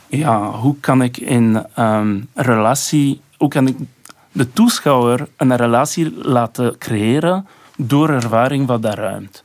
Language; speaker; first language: Dutch; non-native, local second language; French